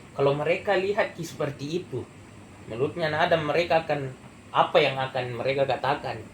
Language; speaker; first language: Indonesian; native; Indonesian